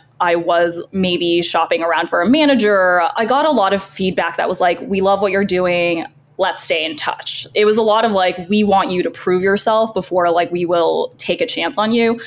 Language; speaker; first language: English; early bilingual, other home language; Chinese